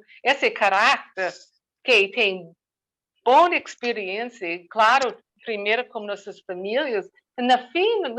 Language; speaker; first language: Portuguese; non-native, learner; English